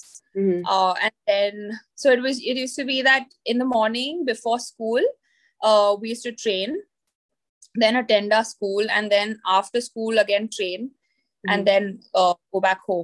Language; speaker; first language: English; non-native, local second language; Marathi